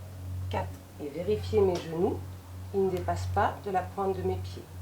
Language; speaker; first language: French; native; French